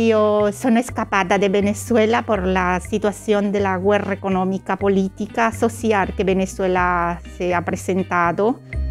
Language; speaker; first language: Italian; non-native, learner; Spanish